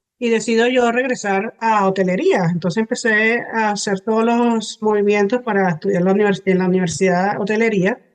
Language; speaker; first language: Spanish; native; Spanish